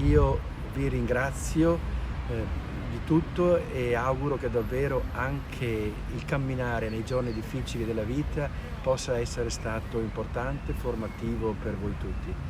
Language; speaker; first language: Italian; native; Italian